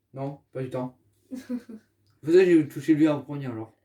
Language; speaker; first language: French; native; French